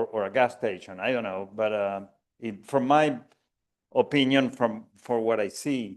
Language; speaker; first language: English; non-native, fluent; Spanish